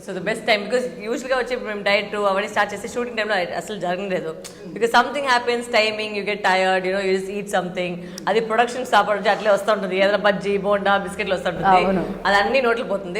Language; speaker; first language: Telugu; non-native, local second language; Tamil